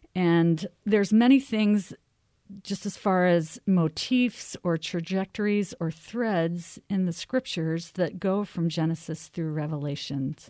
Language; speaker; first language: English; native; English